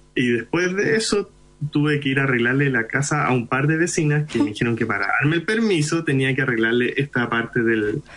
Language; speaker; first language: Spanish; early bilingual, other home language; Hindi